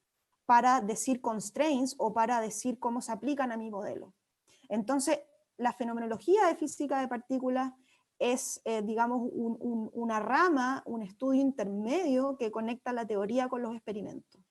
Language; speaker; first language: Spanish; native; Spanish